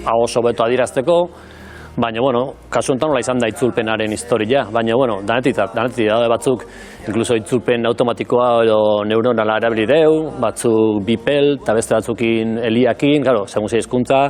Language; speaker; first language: Basque; native; Basque